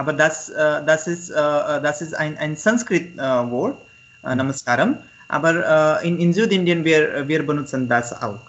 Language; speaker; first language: German; non-native, learner; Marathi